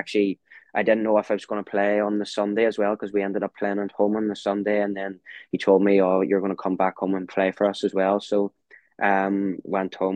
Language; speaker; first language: English; native; English